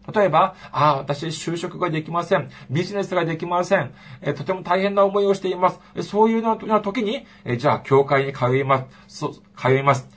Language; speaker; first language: Japanese; non-native, fluent; Korean